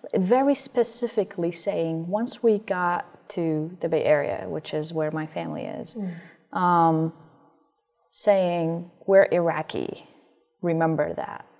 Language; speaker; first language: English; non-native, fluent; Arabic